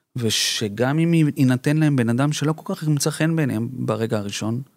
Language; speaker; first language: Hebrew; early bilingual, other home language; Spanish